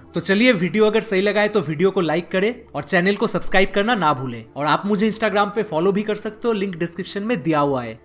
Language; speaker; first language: Hindi; non-native, local second language; Bangla